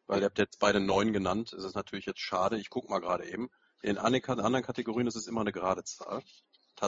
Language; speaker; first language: German; native; German